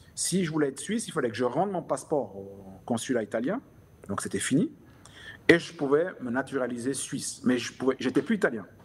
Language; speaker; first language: French; native; French